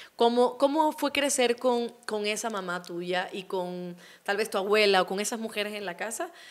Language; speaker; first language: Spanish; native; Spanish